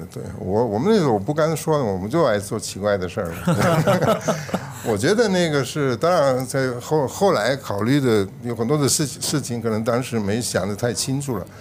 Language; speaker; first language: Chinese; non-native, fluent; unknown